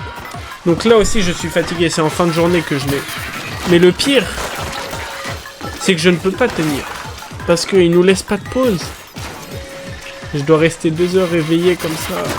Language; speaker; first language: French; native; French